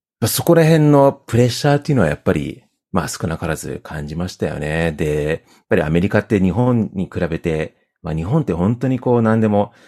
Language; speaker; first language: Japanese; early bilingual, heritage; Japanese